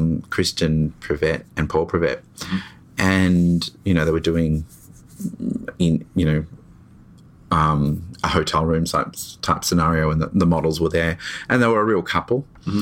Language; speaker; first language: English; native; English